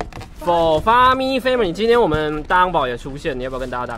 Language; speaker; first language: Chinese; native; Chinese